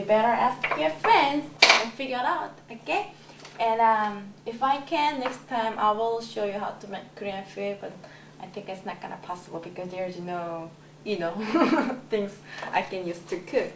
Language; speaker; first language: English; non-native, learner; Korean